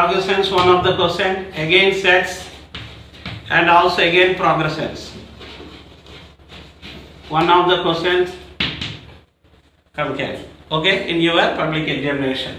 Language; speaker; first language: English; non-native, local second language; Telugu